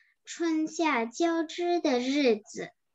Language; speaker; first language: Chinese; early bilingual, heritage; Chinese